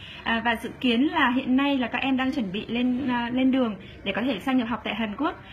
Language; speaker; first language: Vietnamese; native; Vietnamese